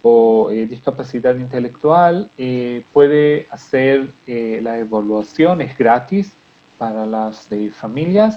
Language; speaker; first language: Spanish; non-native, fluent; Hebrew